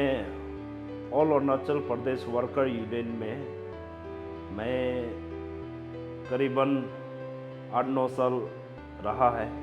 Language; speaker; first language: Hindi; non-native, local second language; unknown